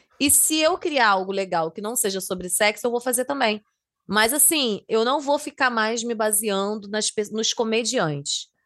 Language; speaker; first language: Portuguese; native; Portuguese